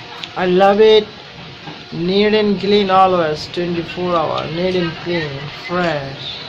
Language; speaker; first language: English; non-native, learner; Bangla